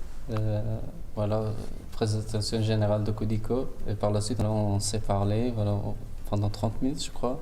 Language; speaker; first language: French; non-native, fluent; Turkish